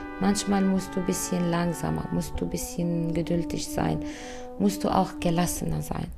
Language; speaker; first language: German; non-native, fluent; Arabic